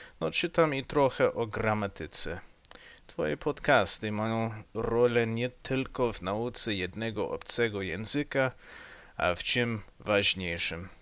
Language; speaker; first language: Polish; non-native, learner; English